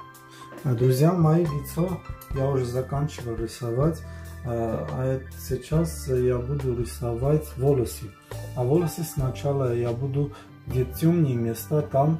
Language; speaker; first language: Russian; non-native, fluent; Armenian